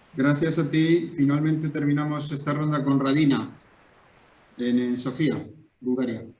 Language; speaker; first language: Spanish; native; Spanish